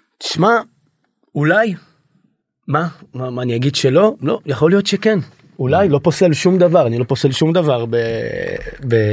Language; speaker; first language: Hebrew; native; Hebrew